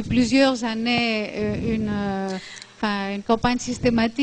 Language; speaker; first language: French; non-native, fluent; Greek